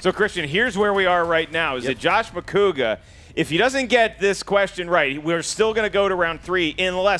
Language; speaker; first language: English; native; English